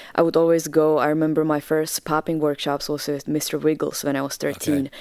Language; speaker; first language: English; non-native, fluent; Czech